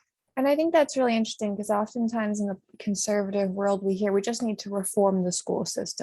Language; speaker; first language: English; native; English